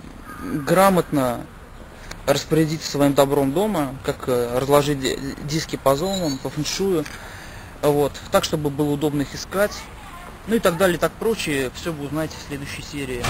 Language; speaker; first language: Russian; native; Russian